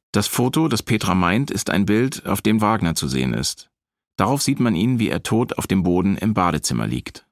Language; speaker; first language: German; native; German